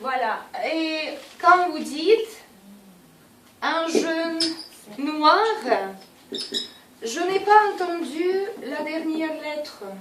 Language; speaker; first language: French; non-native, fluent; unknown